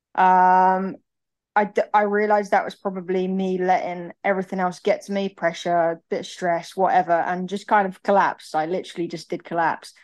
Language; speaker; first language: English; native; English